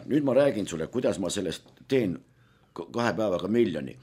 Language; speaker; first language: Estonian; native; Estonian